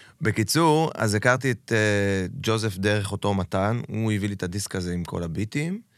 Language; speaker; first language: Hebrew; native; Hebrew